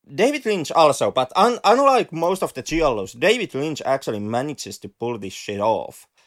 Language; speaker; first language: English; non-native, fluent; Finnish